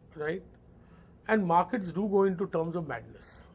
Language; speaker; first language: English; non-native, local second language; Hindi